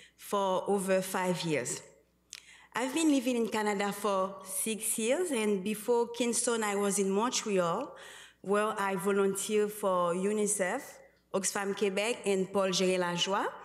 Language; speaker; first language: English; non-native, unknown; Haitian Creole